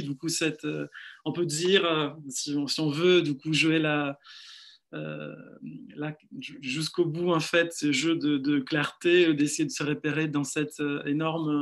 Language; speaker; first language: French; non-native, fluent; Italian